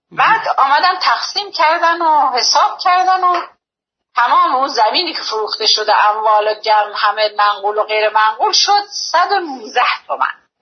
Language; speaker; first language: Persian; native; Persian